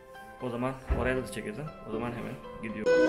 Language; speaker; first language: Turkish; non-native, fluent; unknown